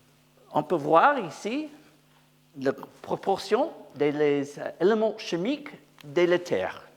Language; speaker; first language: French; non-native, learner; English